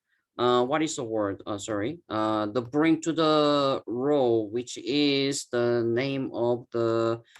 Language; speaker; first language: English; non-native, learner; Korean